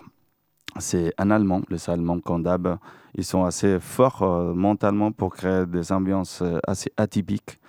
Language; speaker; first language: French; non-native, fluent; Spanish